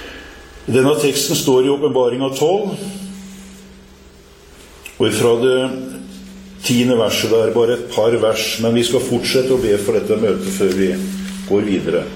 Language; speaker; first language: Norwegian; native; Norwegian